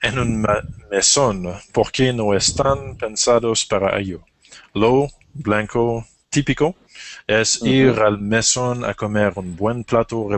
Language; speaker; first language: Spanish; non-native, learner; English